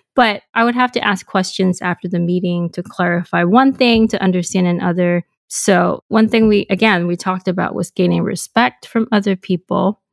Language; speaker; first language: English; non-native, local second language; Cantonese